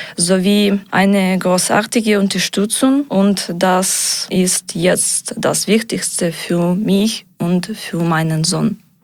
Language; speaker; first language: German; non-native, learner; Ukrainian